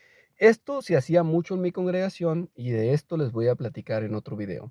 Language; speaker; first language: Spanish; native; Spanish